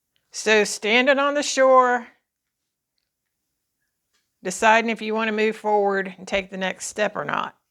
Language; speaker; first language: English; native; English